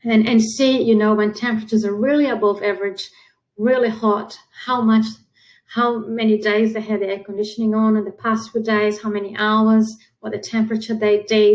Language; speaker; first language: English; non-native, fluent; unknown